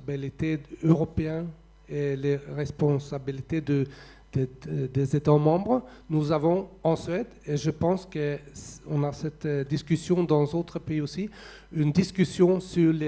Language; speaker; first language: French; non-native, fluent; Swedish